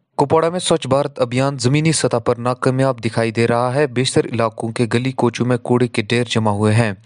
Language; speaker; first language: Urdu; non-native, local second language; Kashmiri